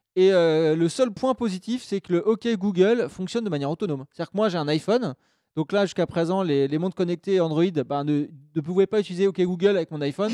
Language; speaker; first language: French; native; French